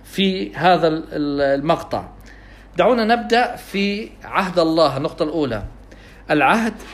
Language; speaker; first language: Arabic; non-native, fluent; English